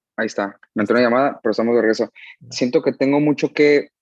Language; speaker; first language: Spanish; early bilingual, heritage; Spanish